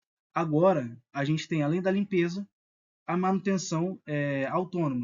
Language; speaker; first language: Portuguese; native; Portuguese